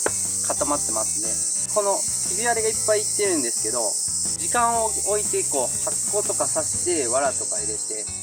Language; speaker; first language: Japanese; native; Japanese